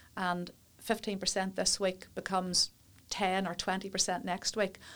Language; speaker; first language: English; native; English